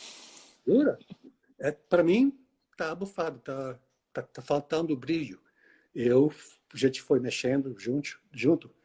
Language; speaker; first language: Portuguese; non-native, fluent; English